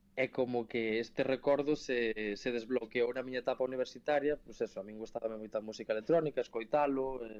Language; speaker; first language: Galician; native; Galician